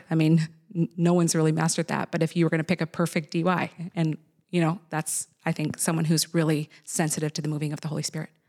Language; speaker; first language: English; native; English